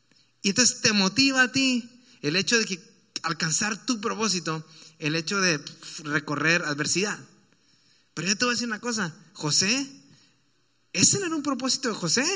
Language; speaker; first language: Spanish; native; Spanish